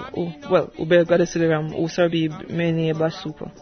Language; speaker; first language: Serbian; non-native, learner; English